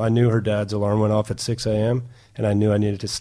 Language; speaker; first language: English; non-native, fluent; German